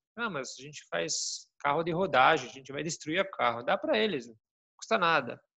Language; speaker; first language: Portuguese; non-native, fluent; German